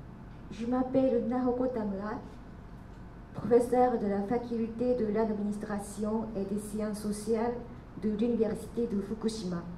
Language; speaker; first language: French; non-native, fluent; Japanese